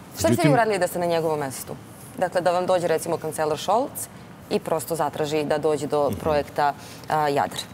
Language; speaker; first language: Bosnian; native; Bosnian